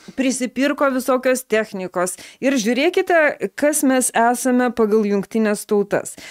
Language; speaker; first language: Lithuanian; native; Lithuanian